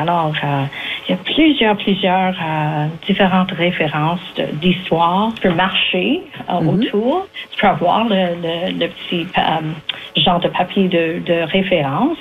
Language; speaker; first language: French; native; French